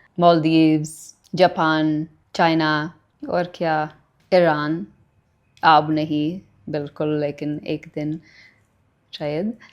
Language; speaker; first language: Hindi; non-native, learner; English